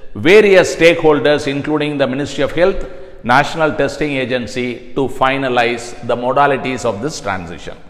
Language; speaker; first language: English; non-native, local second language; Tamil